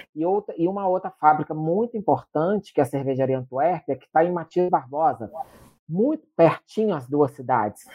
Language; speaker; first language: Portuguese; native; Portuguese